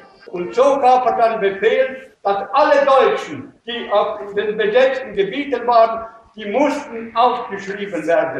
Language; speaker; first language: German; native; German